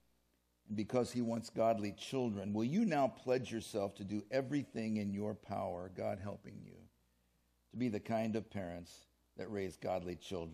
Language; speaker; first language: English; native; English